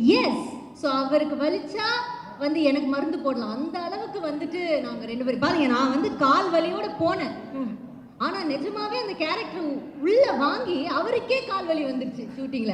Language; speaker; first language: Tamil; native; Tamil